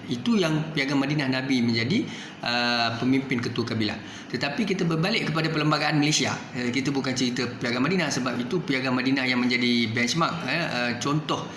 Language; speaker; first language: Malay; non-native, local second language; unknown